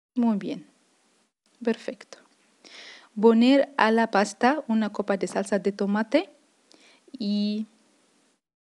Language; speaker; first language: Spanish; non-native, fluent; Arabic